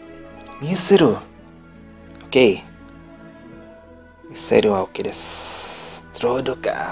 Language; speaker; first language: Japanese; non-native, learner; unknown